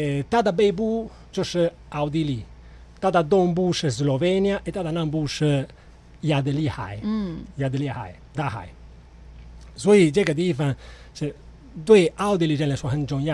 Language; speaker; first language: Chinese; non-native, fluent; Italian